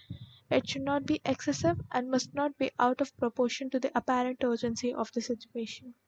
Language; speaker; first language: English; non-native, local second language; Hindi